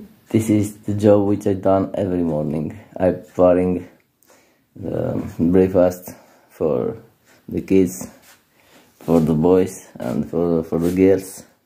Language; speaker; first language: English; non-native, learner; Romanian